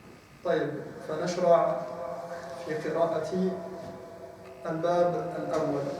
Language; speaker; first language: Arabic; non-native, fluent; French